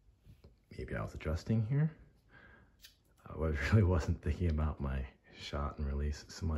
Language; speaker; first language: English; native; English